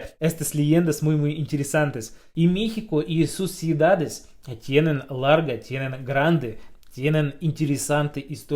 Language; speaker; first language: Spanish; non-native, fluent; Russian